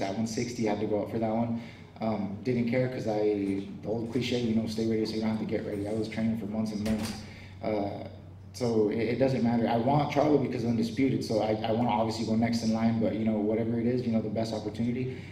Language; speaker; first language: English; early bilingual, other home language; Spanish